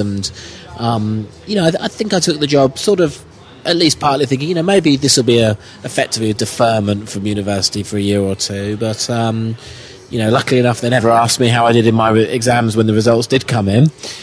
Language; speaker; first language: English; native; English